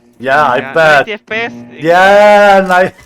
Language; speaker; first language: English; non-native, learner; Turkish